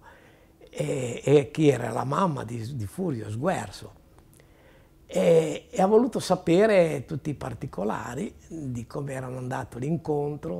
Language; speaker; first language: Italian; native; Italian